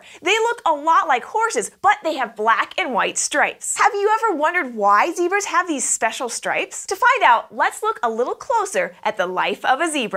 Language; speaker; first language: English; native; English